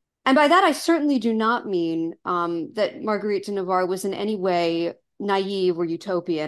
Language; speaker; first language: English; native; English